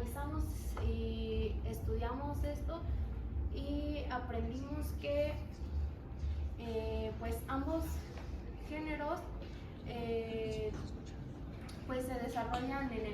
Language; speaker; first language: Spanish; native; Spanish